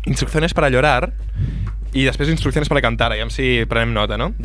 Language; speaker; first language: Spanish; non-native, local second language; Catalan